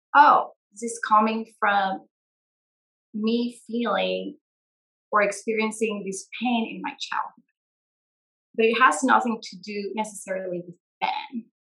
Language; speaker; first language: English; non-native, fluent; Spanish